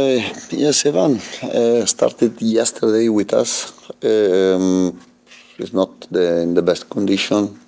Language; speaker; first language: English; non-native, fluent; Italian